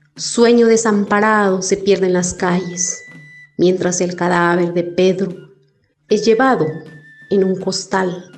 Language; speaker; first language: Spanish; non-native, local second language; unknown